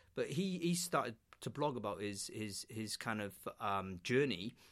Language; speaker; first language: English; native; English